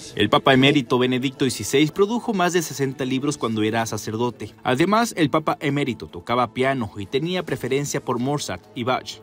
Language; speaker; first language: Spanish; native; Spanish